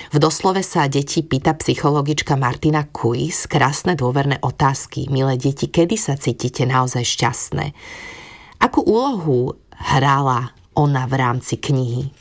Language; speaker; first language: Slovak; native; Slovak